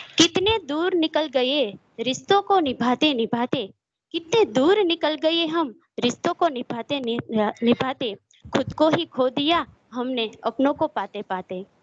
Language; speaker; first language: Hindi; non-native, local second language; Gujarati